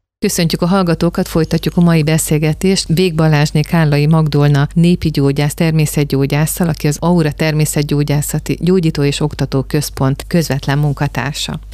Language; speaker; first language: Hungarian; native; Hungarian